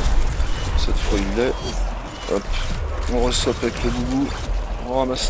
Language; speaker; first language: French; native; French